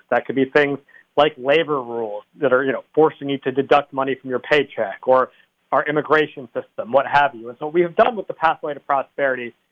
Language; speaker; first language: English; native; English